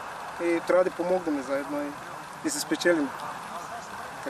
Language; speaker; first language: Bulgarian; non-native, learner; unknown